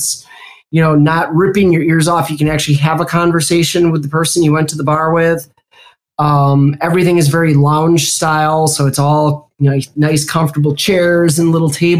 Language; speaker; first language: English; native; English